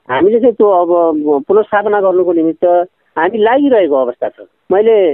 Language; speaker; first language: Nepali; native; Nepali